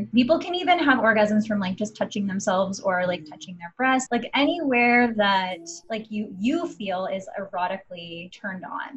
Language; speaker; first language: English; native; English